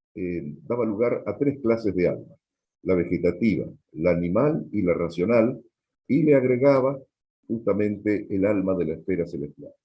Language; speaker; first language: Spanish; native; Spanish